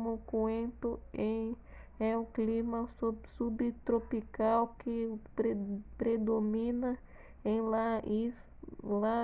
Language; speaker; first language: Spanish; non-native, learner; Portuguese